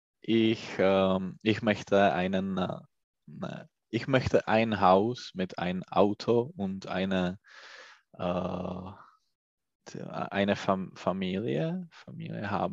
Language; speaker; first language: German; non-native, learner; Czech